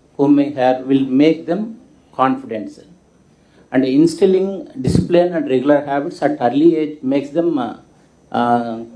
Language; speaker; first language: English; non-native, local second language; Telugu